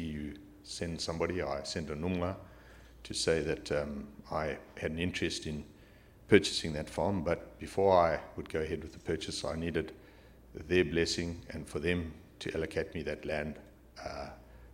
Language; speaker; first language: English; native; English